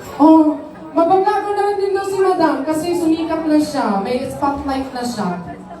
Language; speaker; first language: Filipino; native; Filipino